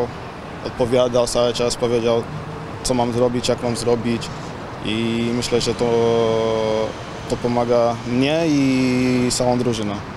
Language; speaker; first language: Polish; non-native, fluent; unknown